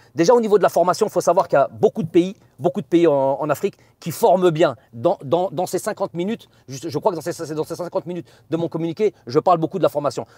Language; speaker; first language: French; native; French